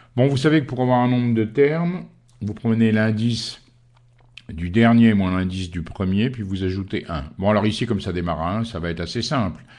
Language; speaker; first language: French; native; French